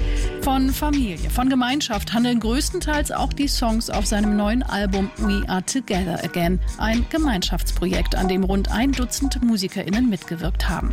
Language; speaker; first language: German; native; German